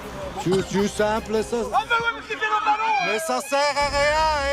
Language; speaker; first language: French; non-native, local second language; Dutch